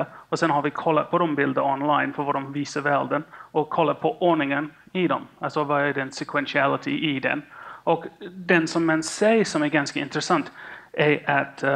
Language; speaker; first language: Swedish; non-native, fluent; English